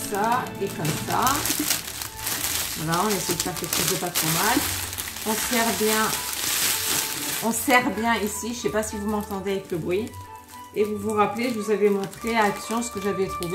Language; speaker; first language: French; native; French